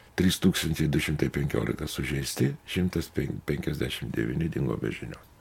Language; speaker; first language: Lithuanian; native; Lithuanian